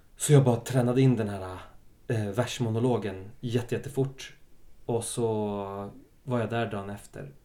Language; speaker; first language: Swedish; early bilingual, other home language; Spanish